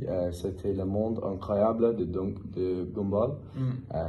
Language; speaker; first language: French; non-native, fluent; English